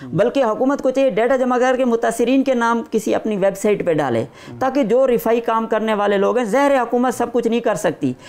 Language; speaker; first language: Urdu; non-native, local second language; Saraiki